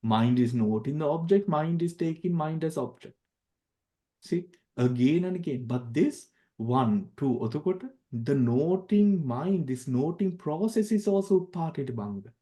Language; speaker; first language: English; non-native, local second language; Sinhala